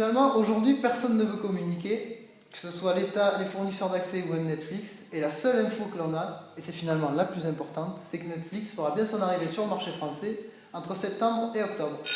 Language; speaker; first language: French; native; French